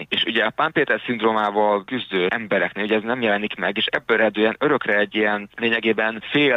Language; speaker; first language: Hungarian; native; Hungarian